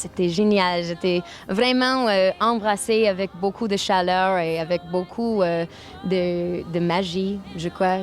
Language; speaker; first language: French; non-native, local second language; English